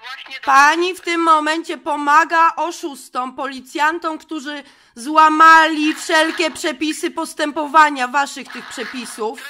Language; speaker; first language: Polish; native; Polish